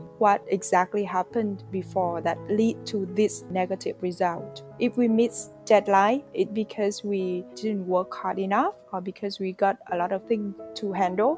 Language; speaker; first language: English; non-native, fluent; Vietnamese